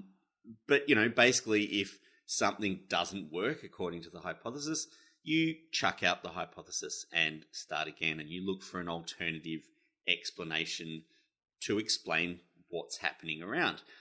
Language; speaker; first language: English; native; English